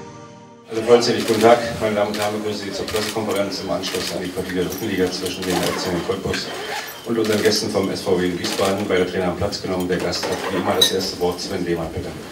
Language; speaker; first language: German; native; German